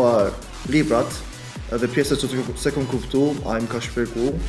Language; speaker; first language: Albanian; early bilingual, other home language; Korean